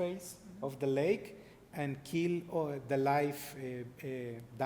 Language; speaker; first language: English; non-native, learner; Spanish